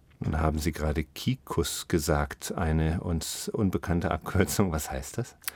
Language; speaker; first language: German; native; German